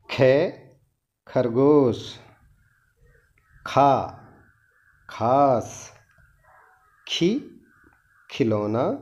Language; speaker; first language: Hindi; native; Hindi